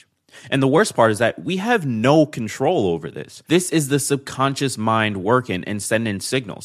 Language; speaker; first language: English; native; English